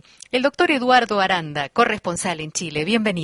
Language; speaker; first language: Spanish; native; Spanish